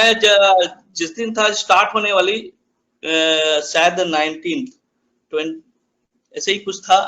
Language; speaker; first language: Hindi; native; Hindi